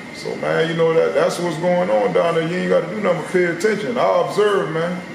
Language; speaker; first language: English; native; English